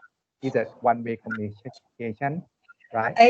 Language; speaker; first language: English; non-native, learner; Thai